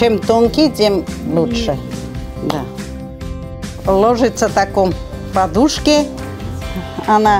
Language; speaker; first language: Russian; non-native, fluent; Armenian